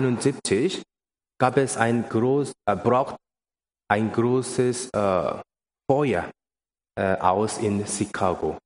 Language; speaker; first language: German; non-native, learner; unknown